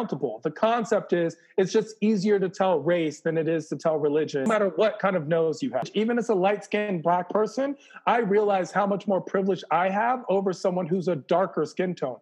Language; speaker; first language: English; native; English